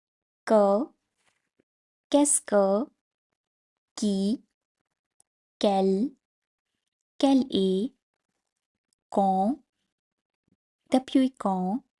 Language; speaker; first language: French; non-native, fluent; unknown